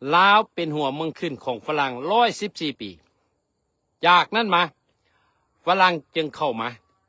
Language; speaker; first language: Lao; non-native, local second language; Hmong